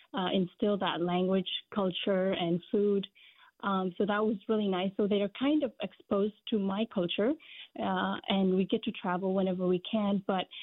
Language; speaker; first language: English; non-native, fluent; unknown